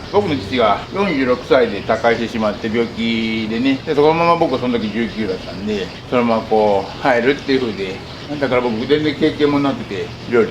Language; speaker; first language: Japanese; native; Japanese